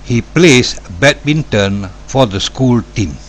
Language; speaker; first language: English; non-native, local second language; Malay